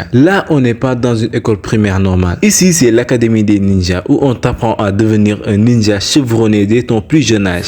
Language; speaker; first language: French; native; French